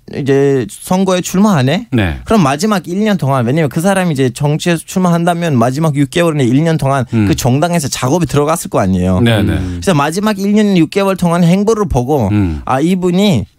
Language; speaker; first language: Korean; non-native, fluent; Turkish